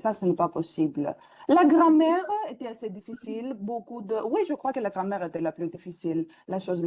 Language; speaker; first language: French; non-native, fluent; Greek